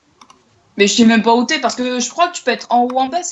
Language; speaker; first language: French; native; French